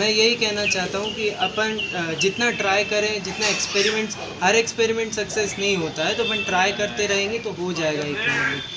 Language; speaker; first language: Hindi; non-native, local second language; Gujarati